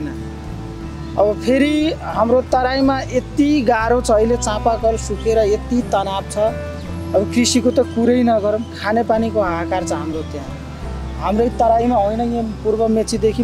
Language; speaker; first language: Nepali; non-native, local second language; Maithili